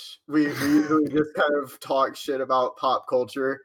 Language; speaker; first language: English; native; English